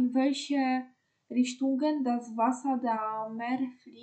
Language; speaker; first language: German; non-native, fluent; Polish